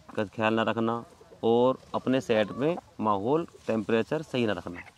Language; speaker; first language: Hindi; native; Hindi